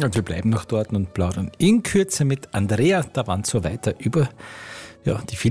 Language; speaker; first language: German; native; German